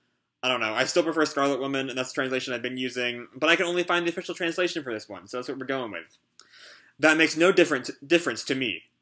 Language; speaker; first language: English; native; English